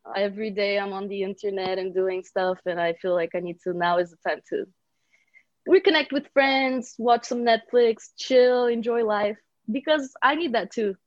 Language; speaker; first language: English; early bilingual, other home language; Bulgarian